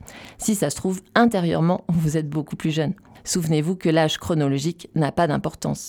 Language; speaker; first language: French; native; French